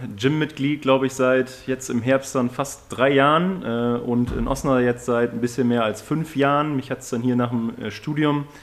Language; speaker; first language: German; native; German